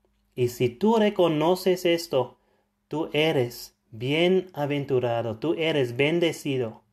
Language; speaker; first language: Spanish; non-native, fluent; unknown